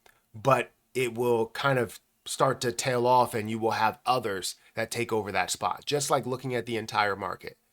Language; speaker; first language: English; native; English